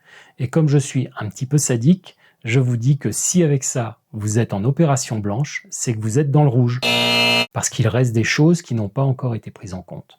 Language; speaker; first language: French; native; French